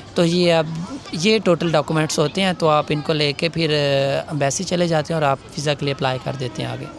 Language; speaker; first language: Urdu; non-native, local second language; Punjabi